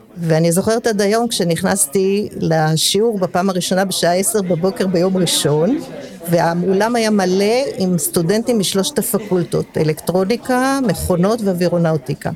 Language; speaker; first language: Hebrew; early bilingual, other home language; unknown